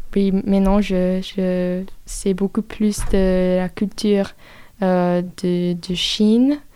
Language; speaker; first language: French; non-native, fluent; English